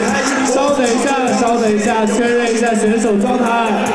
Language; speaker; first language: Chinese; native; Chinese